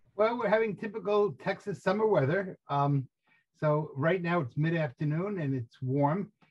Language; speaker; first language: English; native; English